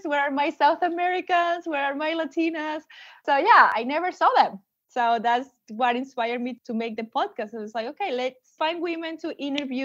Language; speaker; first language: English; non-native, fluent; Spanish